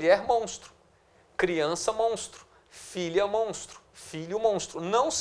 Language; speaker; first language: Portuguese; native; Portuguese